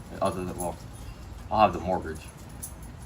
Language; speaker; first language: English; native; English